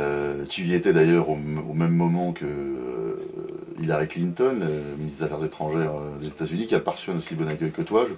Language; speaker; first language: French; native; French